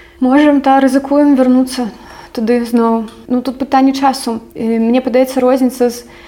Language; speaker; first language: Belarusian; non-native, local second language; Russian